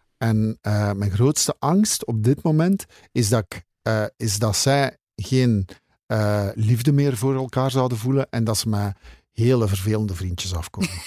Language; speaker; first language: Dutch; native; Dutch